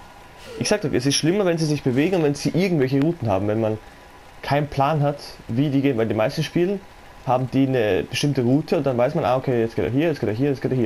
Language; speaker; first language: German; native; German